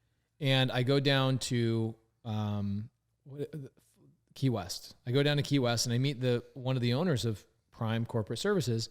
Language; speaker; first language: English; native; English